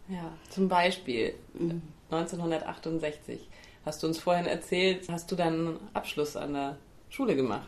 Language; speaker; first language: German; native; German